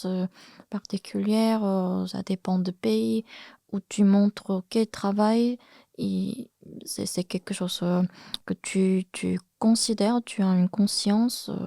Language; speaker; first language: French; non-native, fluent; Korean